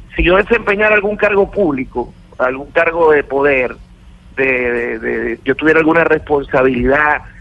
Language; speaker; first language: Spanish; native; Spanish